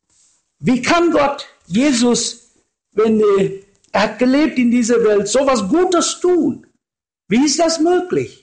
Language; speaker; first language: German; non-native, learner; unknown